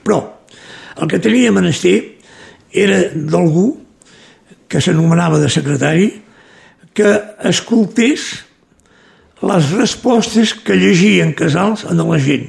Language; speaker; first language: Catalan; native; Catalan